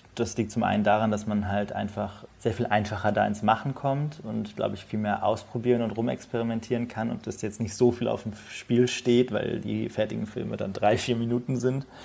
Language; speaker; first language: German; early bilingual, other home language; Persian